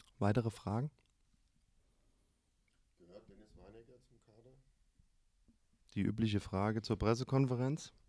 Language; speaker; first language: German; native; German